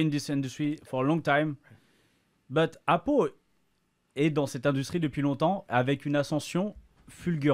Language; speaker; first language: French; native; French